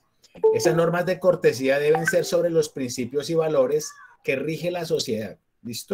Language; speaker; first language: Spanish; native; Spanish